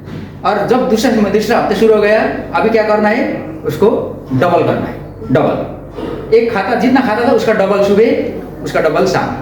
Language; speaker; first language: Hindi; non-native, local second language; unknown